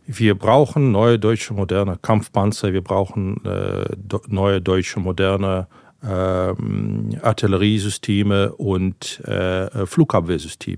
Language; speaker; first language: German; non-native, fluent; Ukrainian